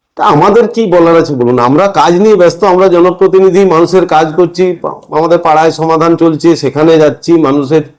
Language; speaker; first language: Bangla; native; Bangla